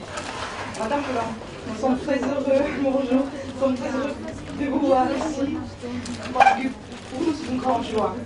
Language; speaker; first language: French; non-native, learner; Russian